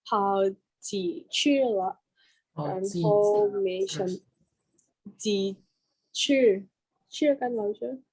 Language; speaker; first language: Chinese; non-native, learner; Indonesian